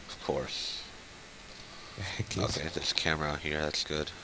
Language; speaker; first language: English; native; English